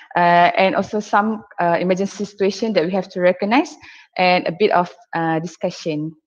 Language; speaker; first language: English; non-native, local second language; Malay